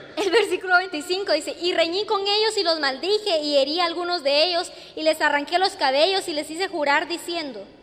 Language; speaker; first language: Spanish; non-native, fluent; English